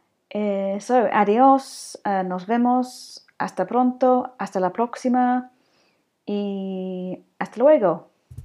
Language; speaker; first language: Spanish; non-native, learner; English